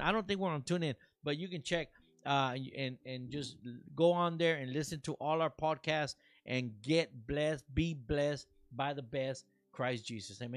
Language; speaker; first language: English; early bilingual, other home language; Spanish